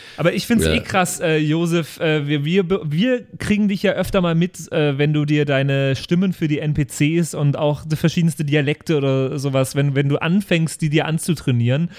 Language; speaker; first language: German; native; German